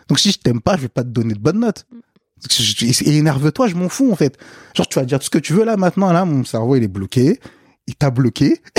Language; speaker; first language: French; early bilingual, other home language; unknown